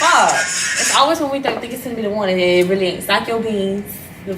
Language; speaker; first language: English; native; English